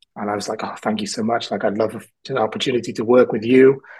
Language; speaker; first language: English; native; English